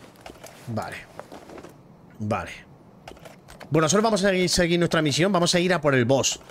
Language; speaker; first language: Spanish; native; Spanish